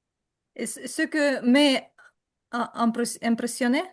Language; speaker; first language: French; non-native, learner; Ukrainian